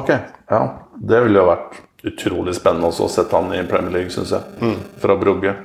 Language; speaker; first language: Norwegian; native; Norwegian